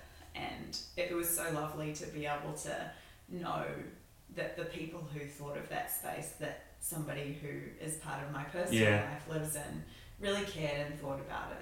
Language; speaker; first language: English; native; English